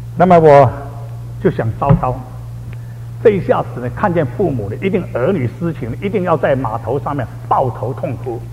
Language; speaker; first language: Chinese; native; Chinese